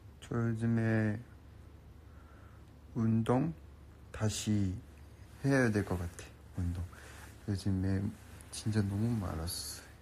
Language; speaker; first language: Korean; non-native, learner; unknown